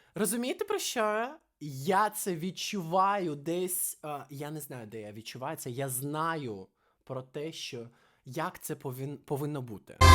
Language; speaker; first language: Ukrainian; non-native, fluent; Russian